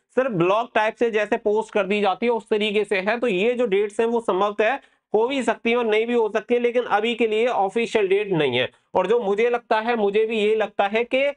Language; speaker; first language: Hindi; native; Hindi